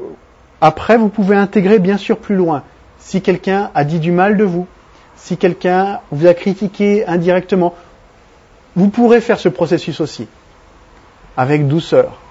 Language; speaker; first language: French; native; French